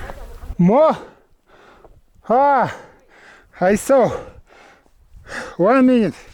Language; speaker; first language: English; non-native, learner; Russian